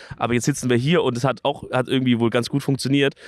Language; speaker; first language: German; native; German